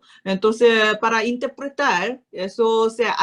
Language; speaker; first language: Spanish; non-native, learner; Korean